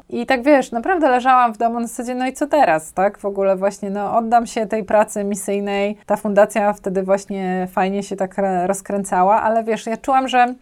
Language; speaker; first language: Polish; native; Polish